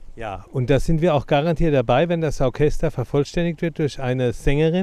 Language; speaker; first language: German; native; German